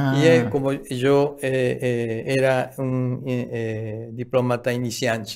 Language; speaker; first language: Portuguese; non-native, fluent; Japanese